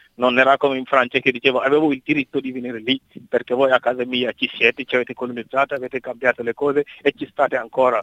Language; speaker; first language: Italian; non-native, fluent; Wolof